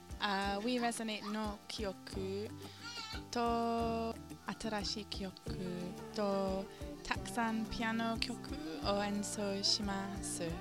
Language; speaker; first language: Japanese; non-native, learner; English